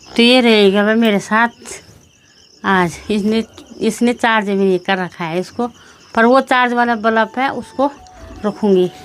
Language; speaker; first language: Hindi; non-native, local second language; Garhwali